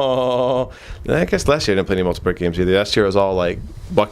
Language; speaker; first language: English; native; English